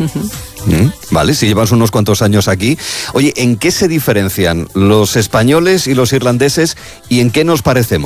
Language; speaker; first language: Spanish; native; Spanish